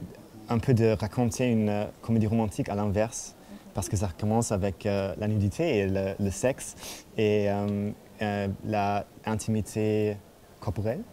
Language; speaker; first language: French; non-native, fluent; German